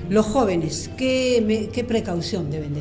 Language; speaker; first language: Spanish; native; Spanish